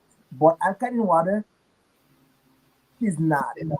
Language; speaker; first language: English; non-native, learner; Haitian Creole